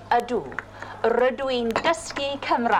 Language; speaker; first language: Welsh; non-native, local second language; English